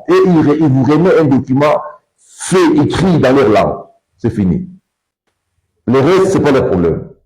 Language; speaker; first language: French; non-native, local second language; Lingala